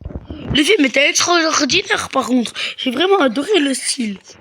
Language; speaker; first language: French; native; French